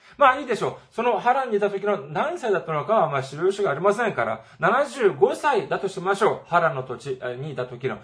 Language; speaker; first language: Japanese; non-native, fluent; Korean